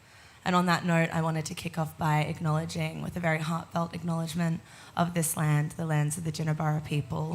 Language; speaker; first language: English; native; English